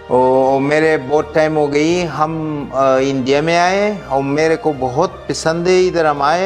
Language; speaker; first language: Hindi; non-native, learner; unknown